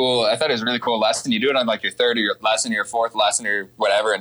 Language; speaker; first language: English; native; English